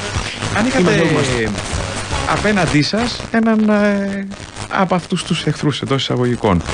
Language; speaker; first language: Greek; native; Greek